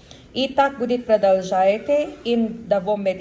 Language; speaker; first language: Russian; non-native, learner; Tajik